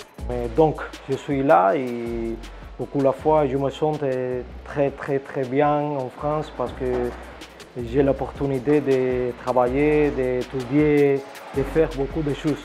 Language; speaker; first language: French; non-native, learner; Spanish